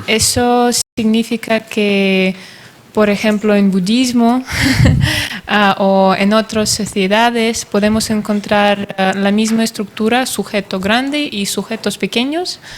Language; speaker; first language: Spanish; non-native, fluent; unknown